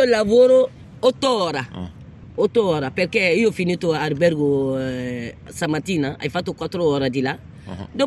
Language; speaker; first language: Italian; non-native, learner; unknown